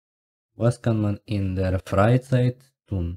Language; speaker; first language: German; non-native, learner; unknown